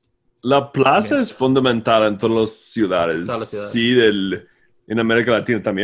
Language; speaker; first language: Spanish; non-native, fluent; English